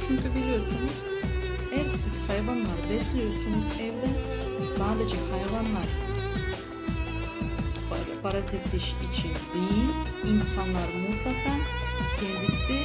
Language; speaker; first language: Turkish; non-native, learner; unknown